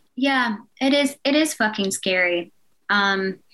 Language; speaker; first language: English; native; English